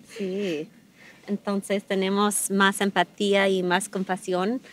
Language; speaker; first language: Spanish; non-native, fluent; English